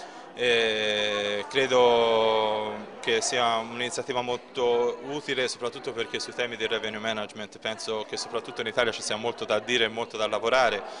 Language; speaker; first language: Italian; native; Italian